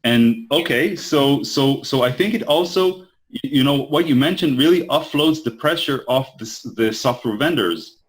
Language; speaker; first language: English; non-native, fluent; Hebrew